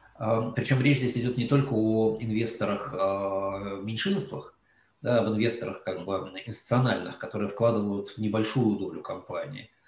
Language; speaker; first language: Russian; native; Russian